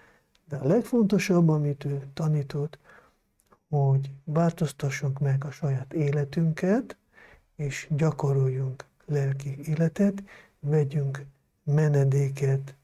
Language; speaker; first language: Hungarian; non-native, local second language; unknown